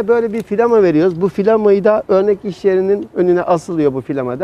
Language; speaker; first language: Turkish; native; Turkish